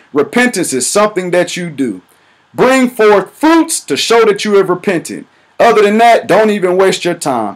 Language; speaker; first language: English; native; English